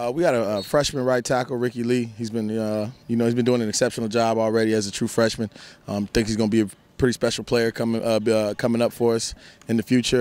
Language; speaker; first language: English; native; English